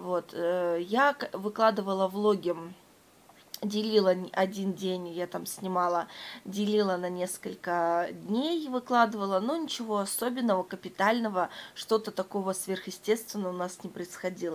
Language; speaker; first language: Russian; native; Russian